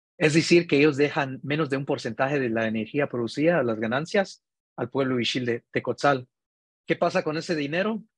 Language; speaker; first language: Spanish; early bilingual, heritage; Spanish